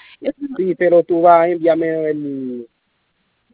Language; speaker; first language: Spanish; non-native, learner; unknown